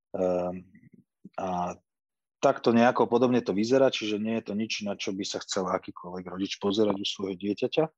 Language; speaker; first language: Slovak; native; Slovak